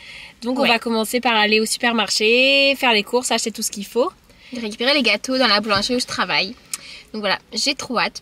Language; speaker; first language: French; native; French